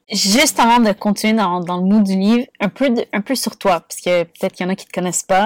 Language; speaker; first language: French; native; French